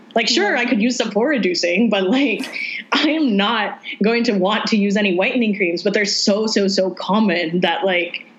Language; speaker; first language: English; early bilingual, other home language; Cebuano